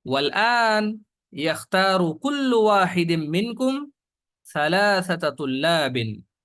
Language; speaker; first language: Arabic; non-native, fluent; Urdu